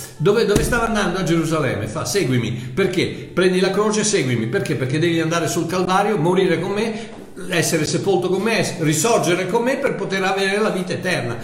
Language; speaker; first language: Italian; native; Italian